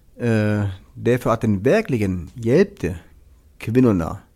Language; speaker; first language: Swedish; non-native, fluent; German